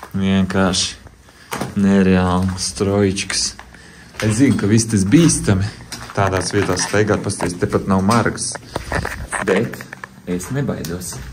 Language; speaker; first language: Latvian; non-native, local second language; Russian